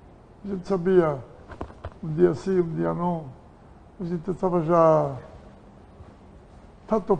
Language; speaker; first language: Portuguese; non-native, learner; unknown